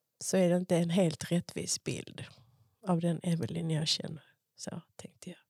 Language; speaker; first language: Swedish; early bilingual, other home language; Spanish